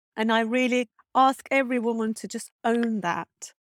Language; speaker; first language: English; non-native, fluent; Turkish